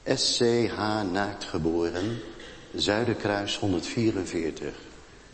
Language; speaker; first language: Dutch; native; Dutch